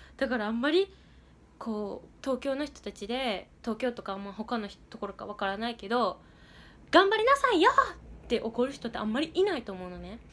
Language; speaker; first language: Japanese; native; Japanese